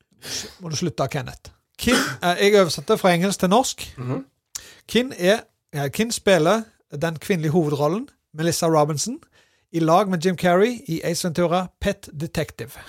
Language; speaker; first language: Norwegian; native; Norwegian